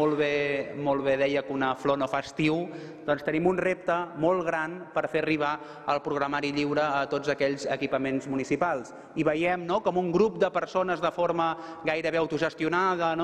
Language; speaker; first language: Catalan; native; Catalan